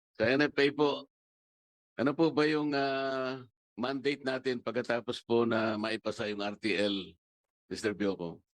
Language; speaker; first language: Filipino; non-native, local second language; Pampanga